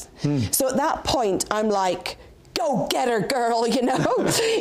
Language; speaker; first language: English; native; English